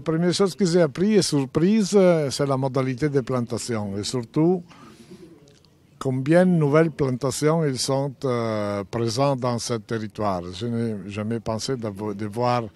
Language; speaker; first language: French; non-native, fluent; Italian